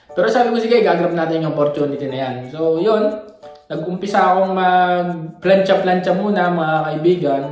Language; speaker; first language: Filipino; native; Filipino